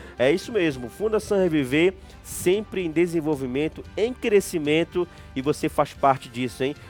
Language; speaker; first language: Portuguese; native; Portuguese